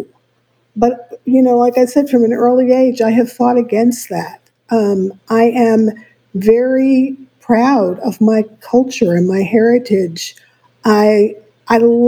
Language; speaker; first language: English; native; English